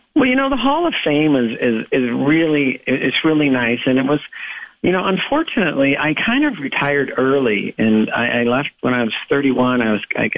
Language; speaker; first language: English; native; English